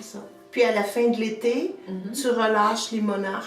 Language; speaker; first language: French; native; French